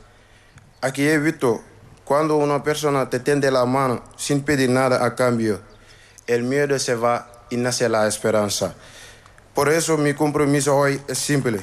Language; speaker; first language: Spanish; non-native, learner; Wolof